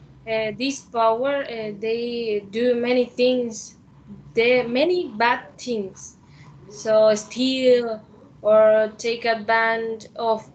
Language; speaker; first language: English; non-native, learner; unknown